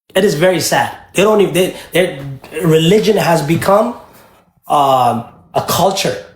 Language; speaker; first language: English; early bilingual, other home language; Amharic